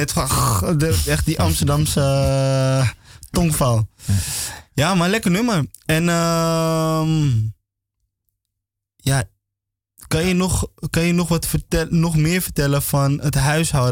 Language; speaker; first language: Dutch; native; Dutch